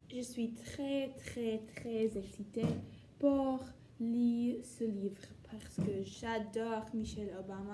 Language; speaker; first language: French; non-native, learner; English